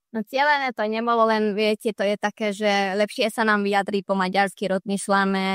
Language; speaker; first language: Slovak; non-native, local second language; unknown